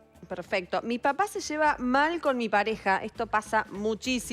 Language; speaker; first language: Spanish; native; Spanish